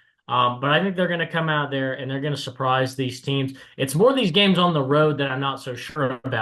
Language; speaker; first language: English; native; English